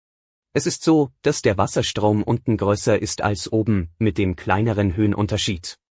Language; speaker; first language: German; native; German